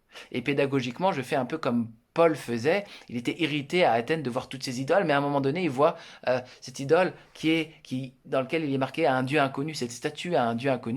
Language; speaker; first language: French; native; French